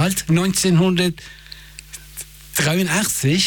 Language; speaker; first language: German; non-native, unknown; Persian